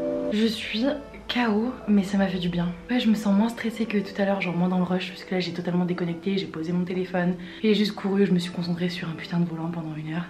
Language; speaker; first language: French; native; French